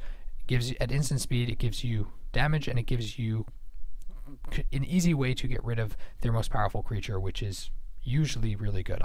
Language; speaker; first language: English; native; English